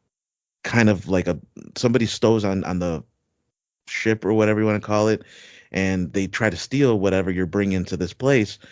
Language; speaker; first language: English; native; English